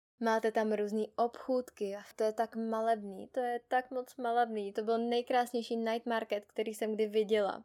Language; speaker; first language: Czech; native; Czech